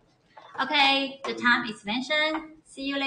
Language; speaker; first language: English; non-native, learner; Chinese